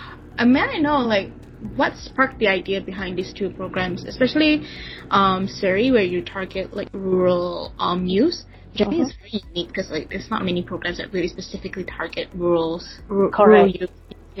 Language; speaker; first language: English; non-native, local second language; Malay